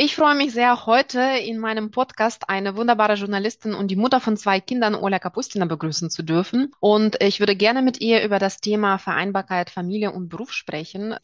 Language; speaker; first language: German; non-native, fluent; Russian